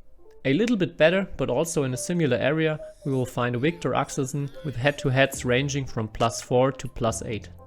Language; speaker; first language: English; non-native, fluent; German